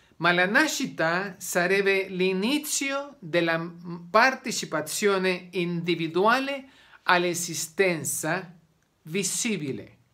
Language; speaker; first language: Italian; non-native, learner; Spanish